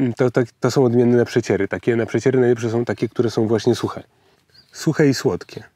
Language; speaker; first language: Polish; native; Polish